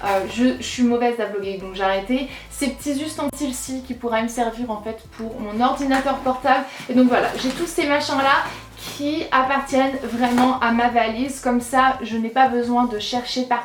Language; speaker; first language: French; native; French